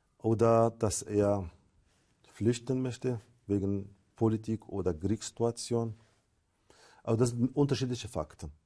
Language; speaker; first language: German; non-native, fluent; Arabic